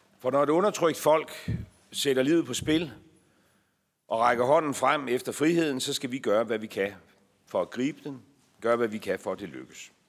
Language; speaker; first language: Danish; native; Danish